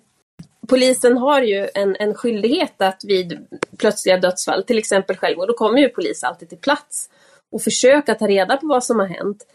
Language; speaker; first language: Swedish; native; Swedish